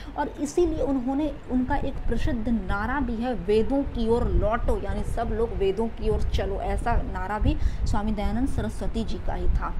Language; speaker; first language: Hindi; native; Hindi